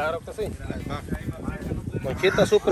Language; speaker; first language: Spanish; native; Spanish